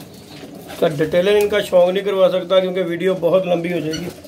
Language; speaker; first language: Hindi; non-native, local second language; Punjabi